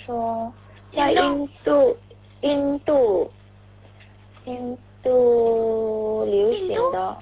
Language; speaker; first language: Chinese; non-native, learner; Korean